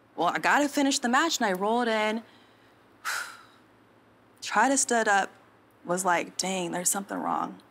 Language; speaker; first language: English; native; English